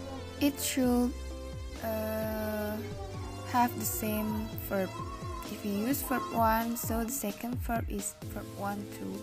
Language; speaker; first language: English; non-native, learner; Indonesian